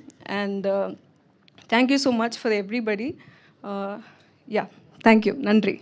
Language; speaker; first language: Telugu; non-native, learner; Tamil